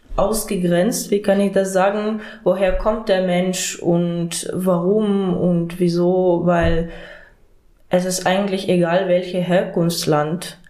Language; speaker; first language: German; non-native, fluent; Ukrainian